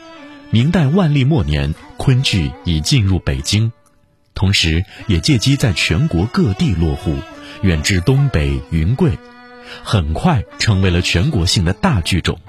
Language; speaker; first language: Chinese; native; Chinese